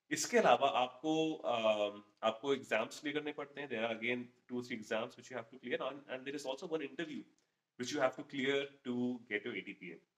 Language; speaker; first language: Hindi; native; Hindi